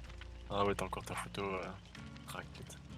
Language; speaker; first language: French; native; French